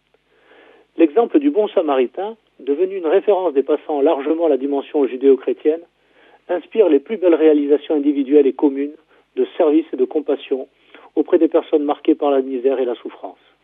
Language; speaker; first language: French; native; French